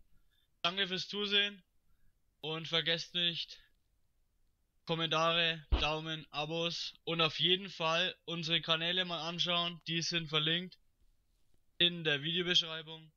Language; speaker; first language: German; native; German